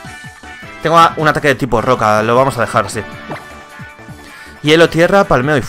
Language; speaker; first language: Spanish; native; Spanish